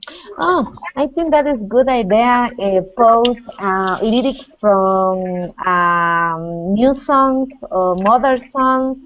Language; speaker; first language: English; non-native, learner; Spanish